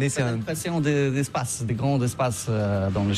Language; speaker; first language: French; non-native, learner; Polish